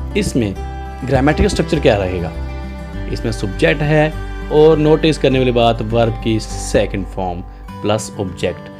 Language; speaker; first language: Hindi; native; Hindi